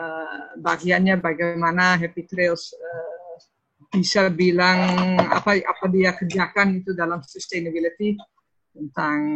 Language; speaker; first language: Indonesian; non-native, fluent; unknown